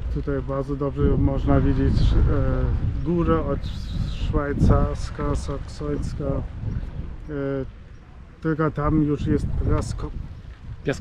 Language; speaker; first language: Polish; non-native, fluent; German